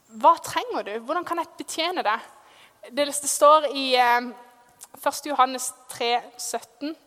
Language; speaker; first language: Norwegian; native; Norwegian